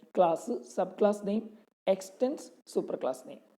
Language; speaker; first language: English; non-native, local second language; Malayalam